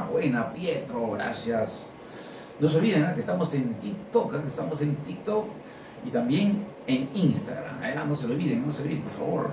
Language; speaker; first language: Spanish; native; Spanish